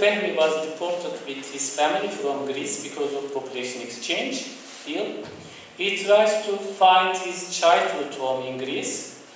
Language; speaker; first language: English; non-native, fluent; Turkish